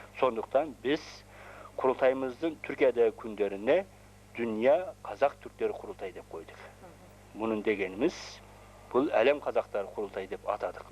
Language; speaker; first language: Kazakh; early bilingual, heritage; Kazakh